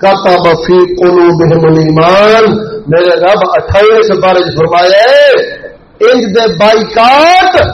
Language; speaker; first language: Urdu; non-native, local second language; Punjabi